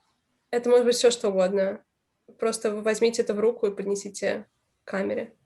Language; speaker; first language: Russian; native; Russian